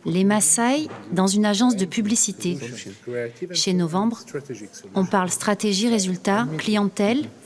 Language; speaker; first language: French; native; French